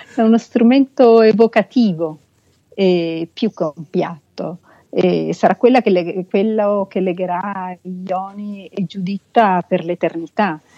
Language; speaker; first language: Italian; native; Italian